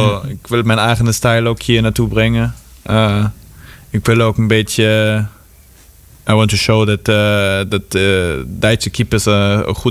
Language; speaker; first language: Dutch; non-native, fluent; German